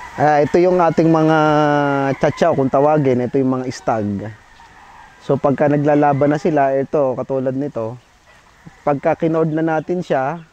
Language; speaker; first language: Filipino; native; Filipino